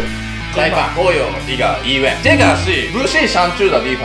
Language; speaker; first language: Chinese; non-native, fluent; Japanese